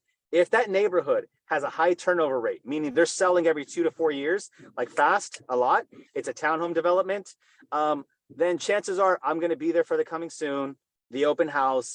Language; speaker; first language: English; native; English